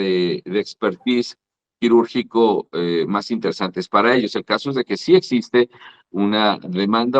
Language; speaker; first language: Spanish; native; Spanish